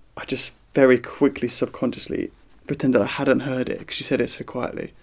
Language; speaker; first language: English; native; English